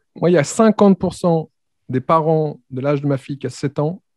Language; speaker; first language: French; native; French